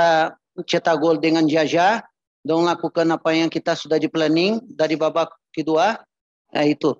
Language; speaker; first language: Indonesian; non-native, learner; Portuguese